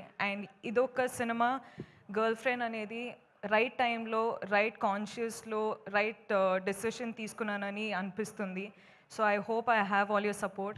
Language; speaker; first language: Telugu; non-native, local second language; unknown